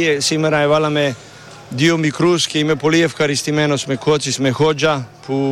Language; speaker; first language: Greek; non-native, learner; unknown